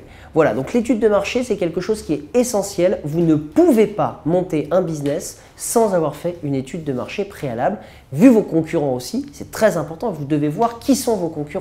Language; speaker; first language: French; native; French